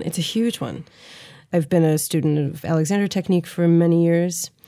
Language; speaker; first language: English; native; English